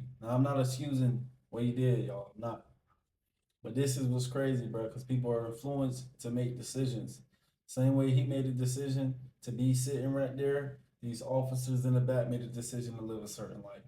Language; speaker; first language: English; native; English